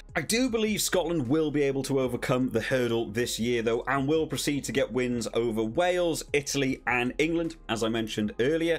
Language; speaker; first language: English; native; English